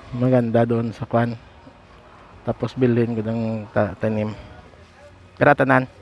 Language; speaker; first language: Filipino; non-native, local second language; Hiligaynon